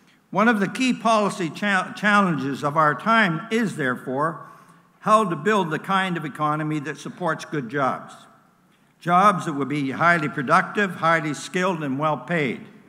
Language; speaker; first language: English; native; English